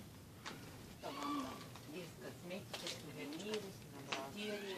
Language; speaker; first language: Russian; non-native, learner; Bulgarian